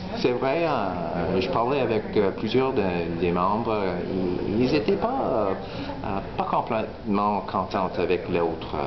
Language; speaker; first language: French; non-native, learner; English